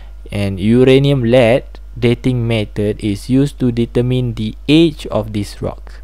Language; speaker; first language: English; non-native, local second language; Malay